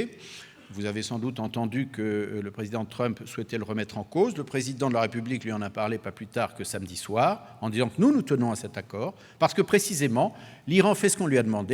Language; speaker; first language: French; native; French